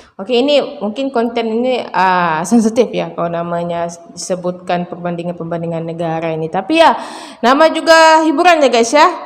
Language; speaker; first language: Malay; native; Malay